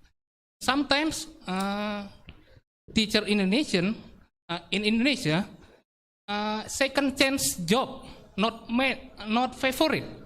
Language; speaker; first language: English; non-native, learner; Indonesian